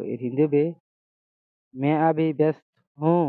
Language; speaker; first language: Hindi; non-native, learner; Bangla